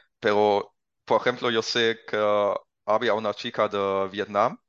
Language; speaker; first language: Spanish; non-native, learner; German